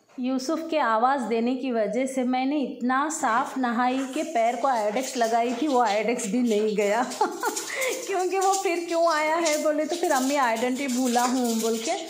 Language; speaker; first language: Hindi; native; Hindi